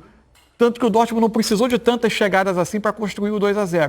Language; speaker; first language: Portuguese; native; Portuguese